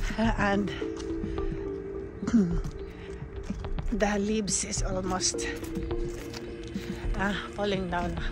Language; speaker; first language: English; non-native, local second language; Filipino